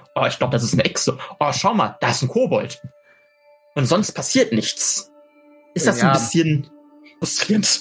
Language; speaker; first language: German; native; German